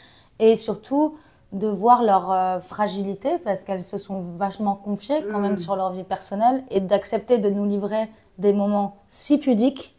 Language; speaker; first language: French; native; French